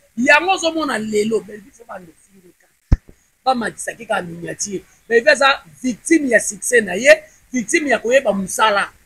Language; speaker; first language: Lingala; non-native, local second language; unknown